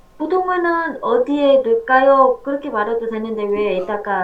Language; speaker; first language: Korean; non-native, learner; Vietnamese